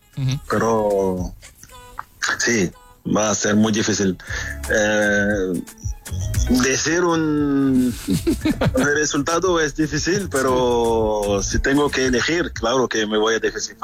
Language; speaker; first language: Spanish; non-native, fluent; French